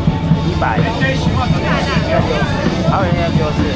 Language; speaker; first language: Chinese; non-native, learner; Filipino